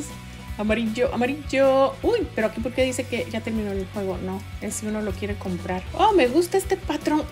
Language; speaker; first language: Spanish; native; Spanish